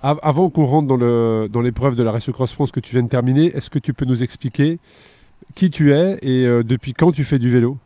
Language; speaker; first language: French; native; French